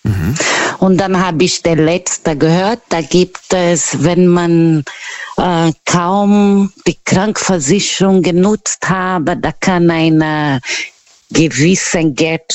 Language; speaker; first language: German; non-native, learner; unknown